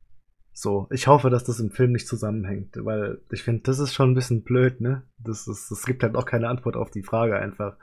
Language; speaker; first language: German; native; German